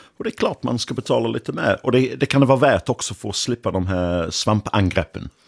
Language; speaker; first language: Swedish; non-native, fluent; English